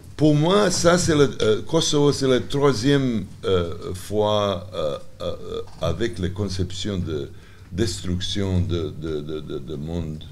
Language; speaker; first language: French; non-native, learner; Serbian